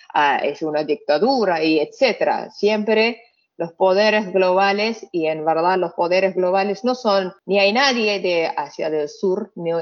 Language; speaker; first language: Spanish; non-native, fluent; Arabic